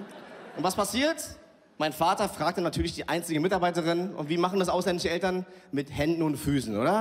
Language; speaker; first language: German; early bilingual, other home language; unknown